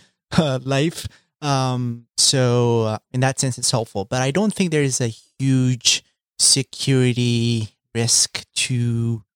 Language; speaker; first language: English; non-native, fluent; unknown